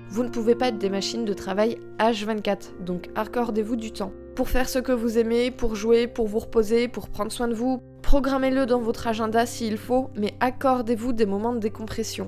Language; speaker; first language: French; native; French